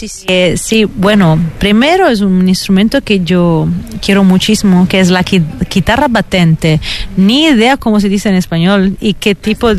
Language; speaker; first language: Spanish; non-native, fluent; Italian